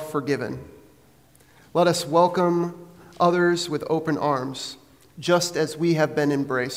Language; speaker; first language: English; native; English